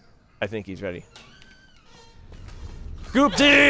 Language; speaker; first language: English; native; English